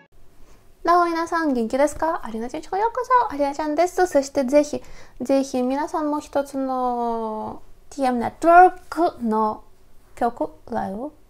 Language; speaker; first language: Japanese; non-native, learner; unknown